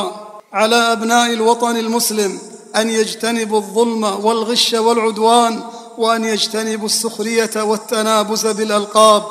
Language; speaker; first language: Arabic; native; Arabic